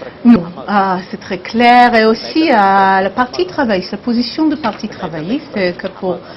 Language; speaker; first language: French; non-native, learner; Hebrew